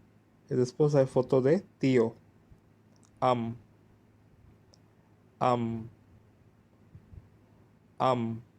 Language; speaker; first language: Spanish; non-native, learner; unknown